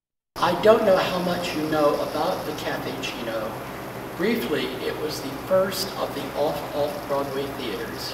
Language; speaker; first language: English; native; English